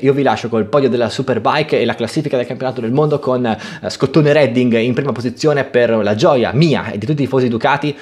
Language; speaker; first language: Italian; native; Italian